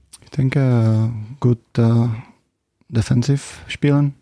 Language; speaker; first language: German; non-native, fluent; Czech